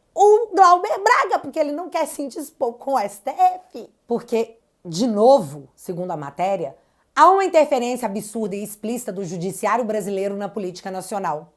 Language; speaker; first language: Portuguese; native; Portuguese